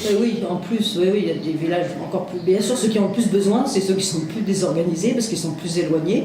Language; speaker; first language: French; native; French